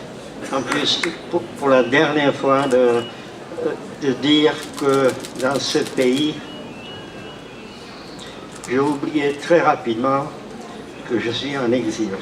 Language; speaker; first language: French; non-native, fluent; Czech